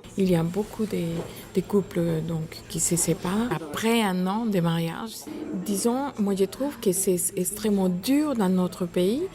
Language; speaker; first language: French; non-native, fluent; Spanish